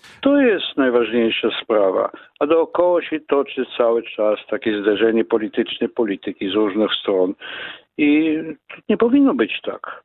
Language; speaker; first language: Polish; non-native, fluent; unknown